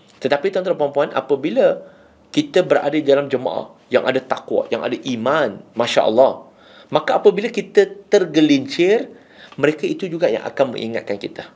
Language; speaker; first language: Malay; non-native, local second language; Chinese